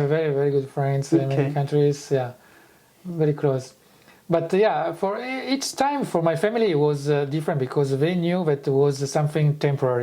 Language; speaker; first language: English; non-native, fluent; Italian